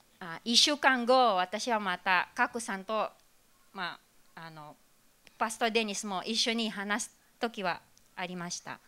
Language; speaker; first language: Japanese; non-native, fluent; Filipino